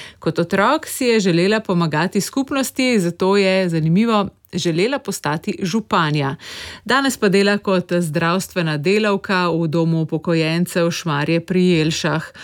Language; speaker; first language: Slovenian; native; Slovenian